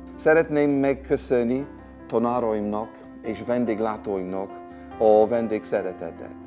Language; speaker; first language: Hungarian; non-native, learner; English